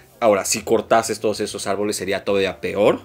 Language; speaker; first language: Spanish; native; Spanish